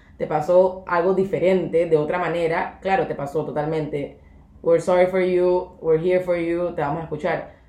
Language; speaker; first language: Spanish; native; Spanish